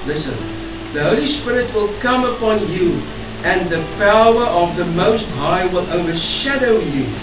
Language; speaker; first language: English; non-native, local second language; Afrikaans